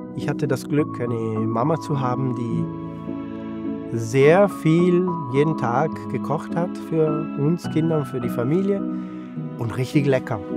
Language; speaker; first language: German; non-native, fluent; Italian